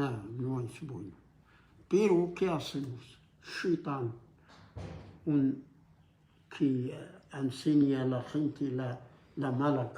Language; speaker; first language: Spanish; non-native, fluent; Arabic